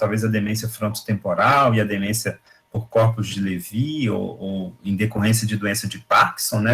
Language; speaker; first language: Portuguese; native; Portuguese